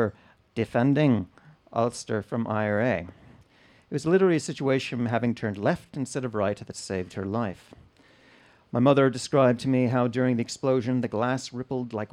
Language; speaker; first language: English; native; English